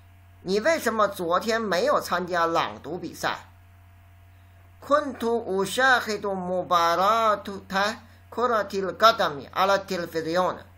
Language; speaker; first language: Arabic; non-native, learner; Chinese